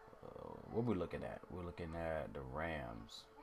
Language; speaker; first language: English; native; English